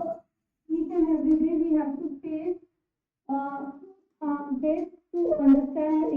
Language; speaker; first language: English; non-native, learner; Hindi